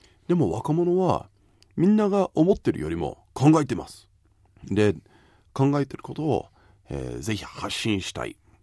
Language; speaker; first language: Japanese; non-native, fluent; English